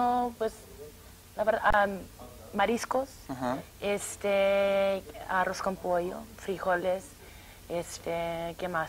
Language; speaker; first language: Spanish; early bilingual, heritage; English